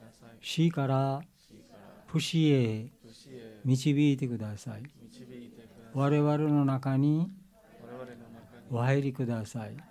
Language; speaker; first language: Japanese; non-native, learner; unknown